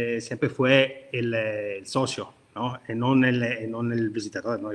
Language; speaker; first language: Spanish; non-native, learner; Italian